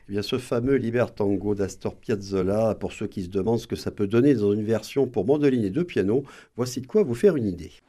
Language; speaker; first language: French; native; French